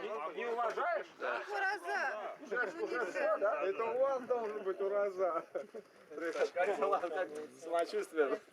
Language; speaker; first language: Russian; native; Russian